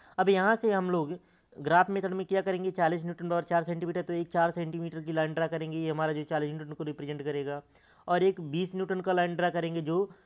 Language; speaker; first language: Hindi; native; Hindi